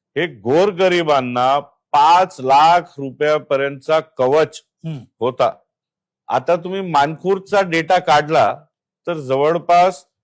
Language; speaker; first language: Marathi; non-native, local second language; Gujarati